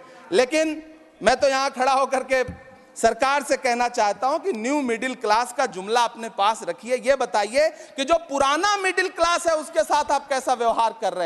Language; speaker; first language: Hindi; native; Hindi